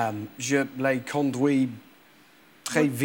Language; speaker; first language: French; non-native, learner; English